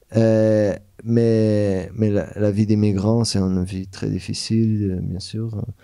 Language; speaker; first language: French; non-native, fluent; Portuguese